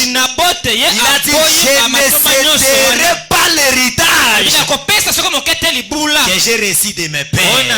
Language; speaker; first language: Haitian Creole; non-native, local second language; Lingala